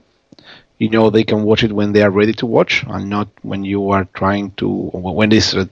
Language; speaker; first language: English; non-native, fluent; Spanish